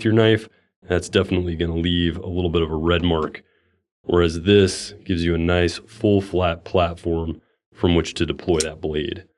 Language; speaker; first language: English; native; English